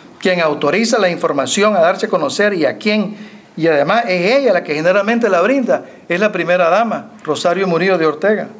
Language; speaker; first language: Spanish; native; Spanish